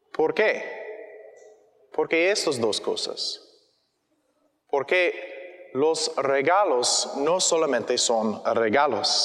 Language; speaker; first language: Spanish; non-native, learner; English